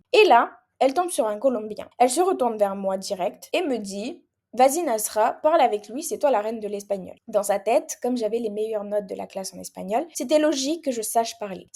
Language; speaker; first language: French; non-native, local second language; Comorian